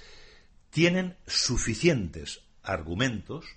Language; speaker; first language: Spanish; native; Spanish